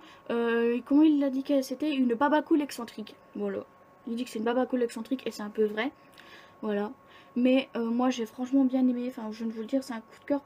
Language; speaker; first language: French; native; French